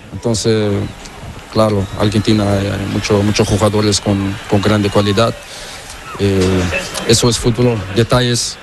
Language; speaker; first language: Spanish; non-native, learner; Portuguese